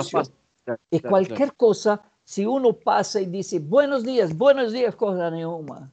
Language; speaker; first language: Spanish; non-native, fluent; Portuguese